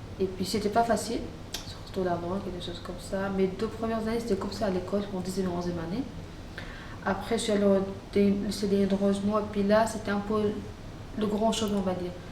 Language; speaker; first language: French; non-native, fluent; Arabic